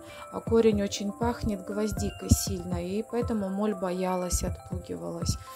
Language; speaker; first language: Russian; native; Russian